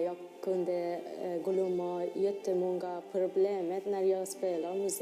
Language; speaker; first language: Swedish; non-native, learner; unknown